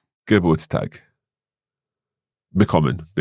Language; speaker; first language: German; non-native, learner; English